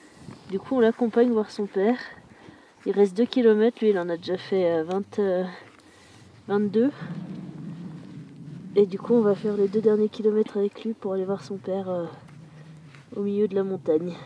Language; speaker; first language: French; native; French